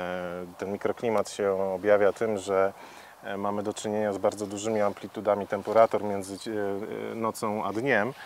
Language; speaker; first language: Polish; native; Polish